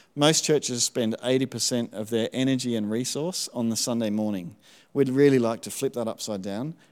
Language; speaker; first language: English; native; English